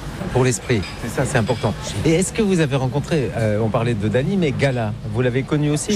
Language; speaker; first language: French; native; French